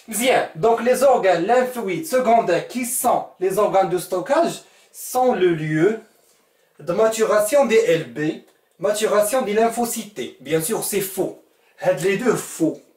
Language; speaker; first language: French; non-native, local second language; Arabic